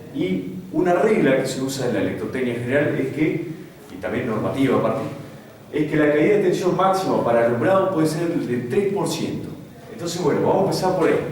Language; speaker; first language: Spanish; native; Spanish